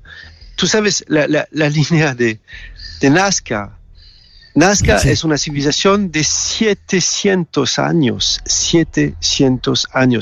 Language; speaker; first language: Spanish; non-native, fluent; French